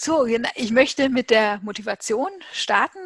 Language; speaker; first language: German; native; German